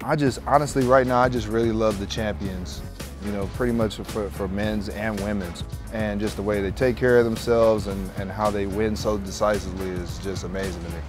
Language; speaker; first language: English; native; English